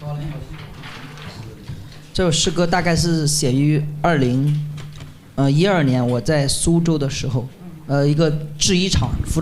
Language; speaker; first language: Chinese; native; Chinese